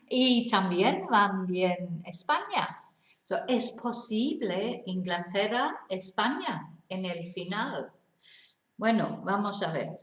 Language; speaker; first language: Spanish; non-native, learner; English